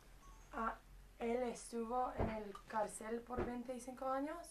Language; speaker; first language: Spanish; non-native, learner; English